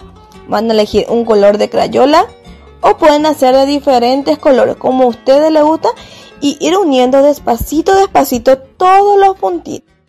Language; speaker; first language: Spanish; native; Spanish